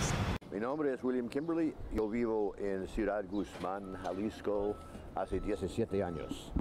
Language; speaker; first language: Spanish; non-native, fluent; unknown